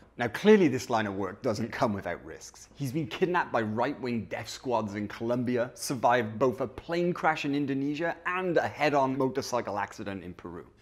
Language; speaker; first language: English; native; English